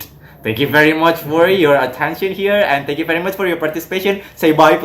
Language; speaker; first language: English; non-native, fluent; Indonesian